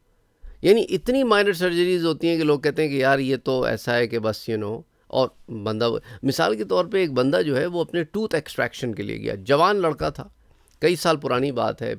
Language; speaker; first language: Urdu; native; Urdu